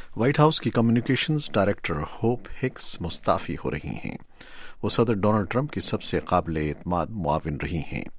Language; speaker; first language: Urdu; native; Urdu